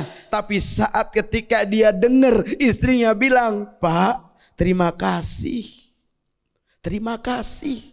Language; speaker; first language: Indonesian; native; Indonesian